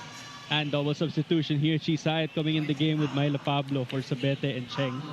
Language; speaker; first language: English; non-native, local second language; Filipino